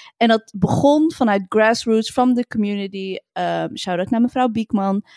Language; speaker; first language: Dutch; early bilingual, other home language; Arabic